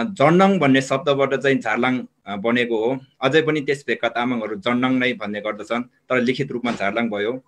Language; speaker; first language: Nepali; non-native, local second language; Eastern Tamang